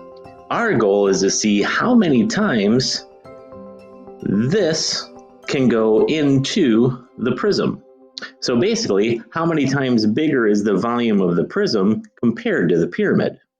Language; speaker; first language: English; native; English